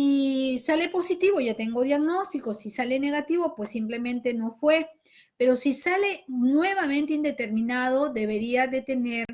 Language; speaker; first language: Spanish; native; Spanish